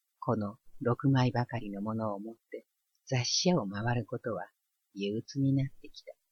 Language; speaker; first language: Japanese; native; Japanese